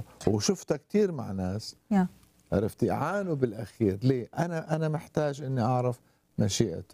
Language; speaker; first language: Arabic; native; Arabic